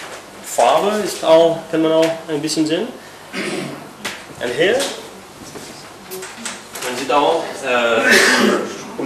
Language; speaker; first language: German; non-native, learner; French